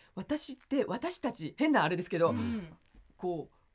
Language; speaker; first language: Japanese; native; Japanese